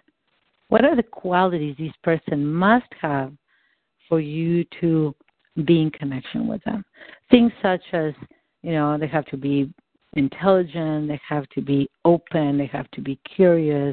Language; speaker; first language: English; non-native, fluent; Spanish